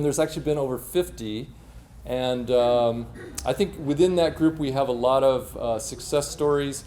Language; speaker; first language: English; native; English